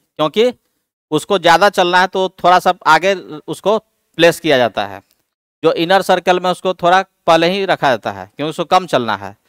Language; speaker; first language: Hindi; native; Hindi